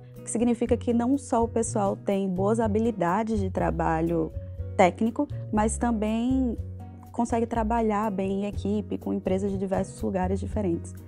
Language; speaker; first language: Portuguese; native; Portuguese